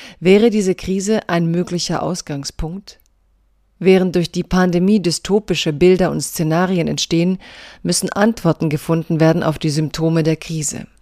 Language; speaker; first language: German; early bilingual, other home language; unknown